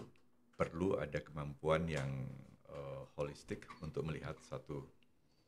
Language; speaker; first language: Indonesian; non-native, local second language; Javanese